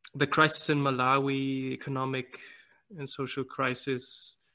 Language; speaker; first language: English; non-native, fluent; German